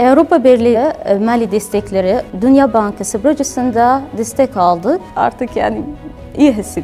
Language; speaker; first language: Turkish; non-native, learner; Arabic